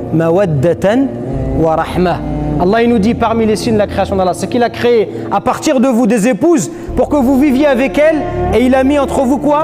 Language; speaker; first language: French; native; French